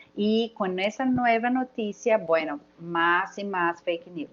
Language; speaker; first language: Spanish; non-native, learner; Portuguese